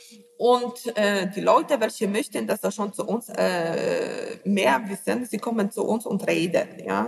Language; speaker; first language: German; non-native, learner; Polish